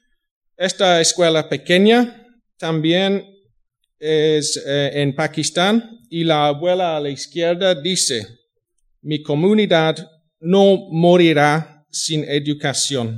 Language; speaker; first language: Spanish; non-native, fluent; English